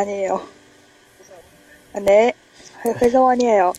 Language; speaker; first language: Korean; non-native, learner; Chinese